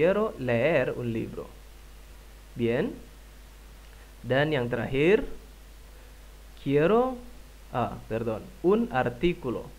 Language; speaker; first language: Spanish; non-native, fluent; Indonesian